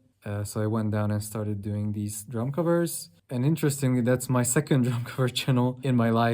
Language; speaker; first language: English; non-native, fluent; Hungarian